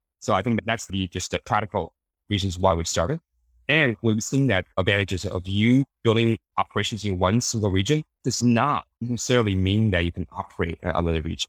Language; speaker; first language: English; early bilingual, other home language; Chinese